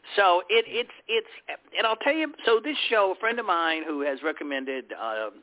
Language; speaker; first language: English; native; English